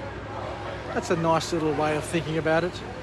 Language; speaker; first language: English; native; English